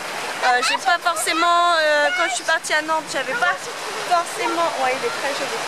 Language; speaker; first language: French; native; French